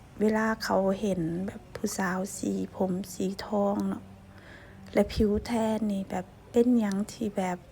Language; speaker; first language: Thai; non-native, local second language; Lao